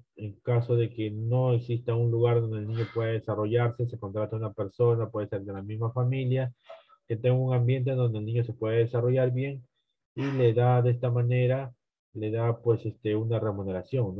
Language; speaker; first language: Spanish; native; Spanish